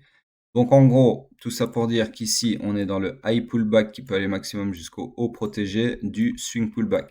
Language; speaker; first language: French; native; French